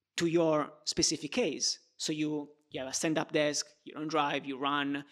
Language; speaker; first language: English; non-native, fluent; Italian